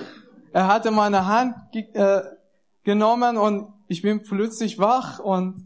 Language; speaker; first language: German; non-native, learner; Persian